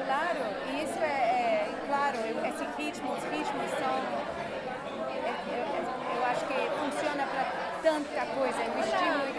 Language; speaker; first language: Portuguese; non-native, fluent; English